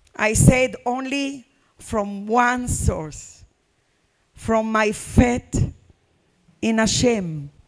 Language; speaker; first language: English; non-native, learner; Arabic